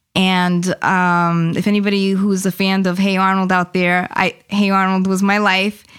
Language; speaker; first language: English; early bilingual, other home language; Spanish